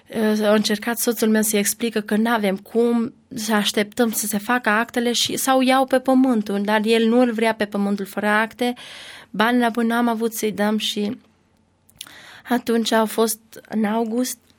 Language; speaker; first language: Romanian; non-native, learner; Albanian